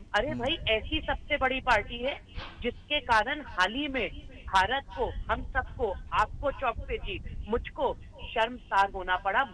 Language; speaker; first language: Hindi; native; Hindi